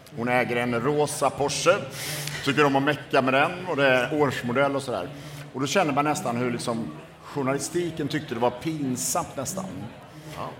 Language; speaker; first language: Swedish; native; Swedish